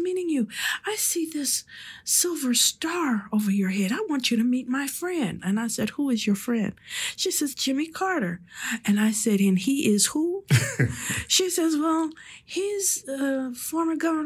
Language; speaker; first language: English; native; English